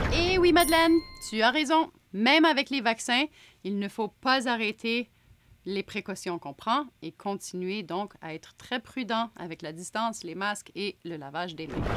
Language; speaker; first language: French; native; French